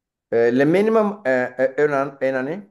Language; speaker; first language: French; non-native, learner; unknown